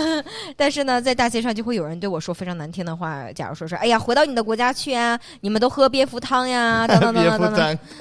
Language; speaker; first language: Chinese; native; Chinese